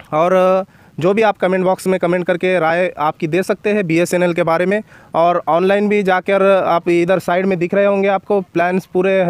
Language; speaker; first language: Hindi; non-native, local second language; Marathi